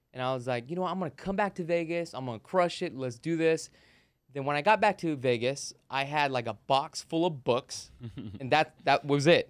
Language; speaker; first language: English; native; English